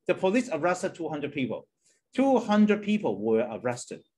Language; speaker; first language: English; non-native, local second language; Chinese